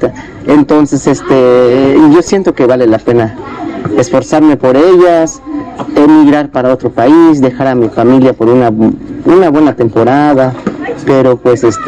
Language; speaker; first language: Spanish; non-native, local second language; Tzeltal